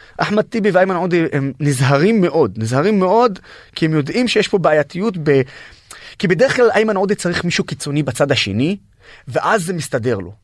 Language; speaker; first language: Hebrew; non-native, local second language; Arabic